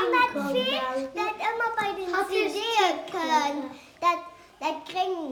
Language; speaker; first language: German; non-native, local second language; Arabic